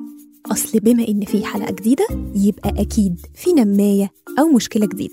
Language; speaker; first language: Arabic; native; Arabic